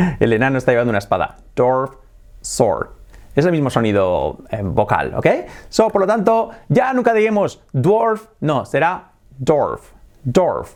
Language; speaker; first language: Spanish; native; Spanish